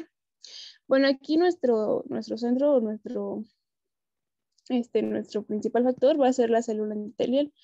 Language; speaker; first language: Spanish; native; Spanish